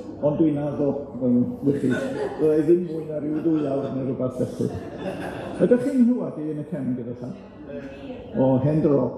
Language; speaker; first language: Welsh; native; Welsh